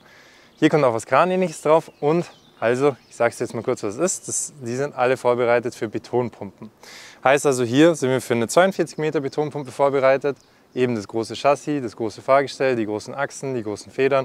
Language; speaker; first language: German; native; German